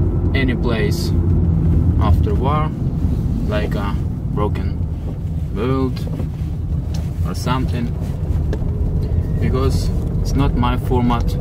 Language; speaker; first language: English; non-native, learner; Russian